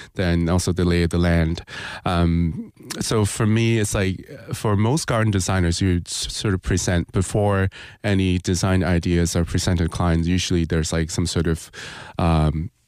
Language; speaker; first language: English; non-native, local second language; Cantonese